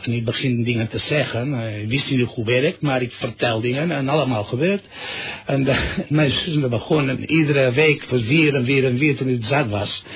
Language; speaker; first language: Dutch; non-native, fluent; Catalan